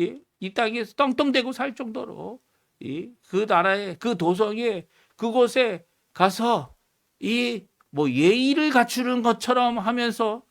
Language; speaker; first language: Korean; native; Korean